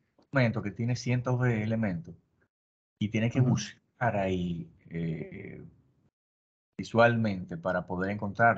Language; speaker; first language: Spanish; native; Spanish